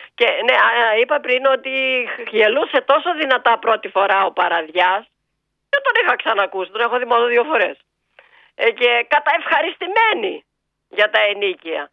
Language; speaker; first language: Greek; native; Greek